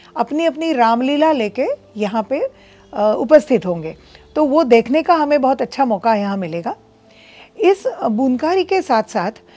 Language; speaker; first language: Hindi; non-native, local second language; Marathi